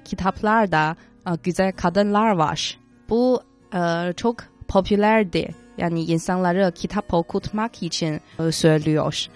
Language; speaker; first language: Turkish; non-native, fluent; Chinese